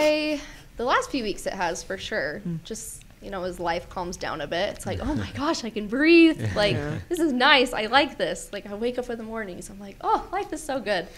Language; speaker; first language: English; native; English